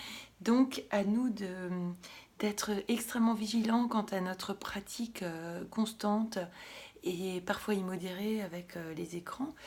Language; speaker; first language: French; native; French